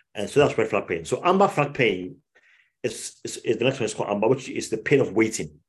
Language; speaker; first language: English; non-native, local second language; Akan